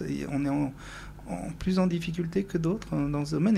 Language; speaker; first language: French; native; French